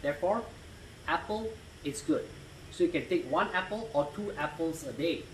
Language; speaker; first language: English; non-native, local second language; Malay